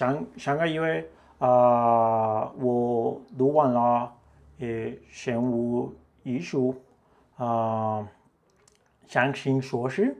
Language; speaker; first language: Chinese; non-native, learner; Spanish